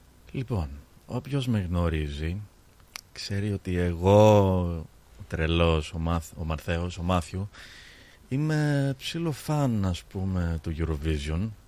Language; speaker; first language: Greek; early bilingual, heritage; Greek